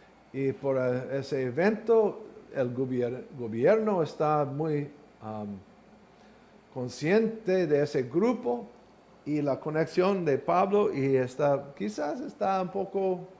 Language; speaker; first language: Spanish; non-native, learner; English